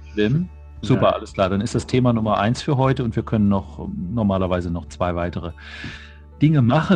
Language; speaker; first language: German; native; German